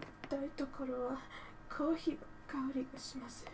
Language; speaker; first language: Japanese; non-native, fluent; English